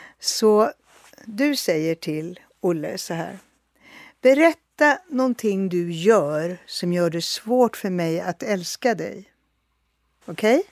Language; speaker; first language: Swedish; native; Swedish